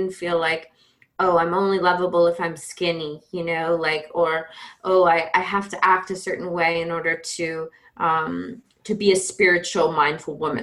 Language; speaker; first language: English; native; English